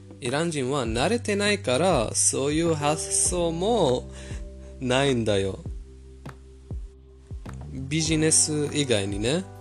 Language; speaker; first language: Japanese; non-native, fluent; Persian